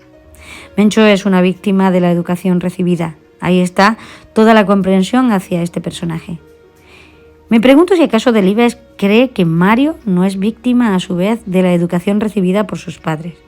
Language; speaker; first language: Spanish; native; Spanish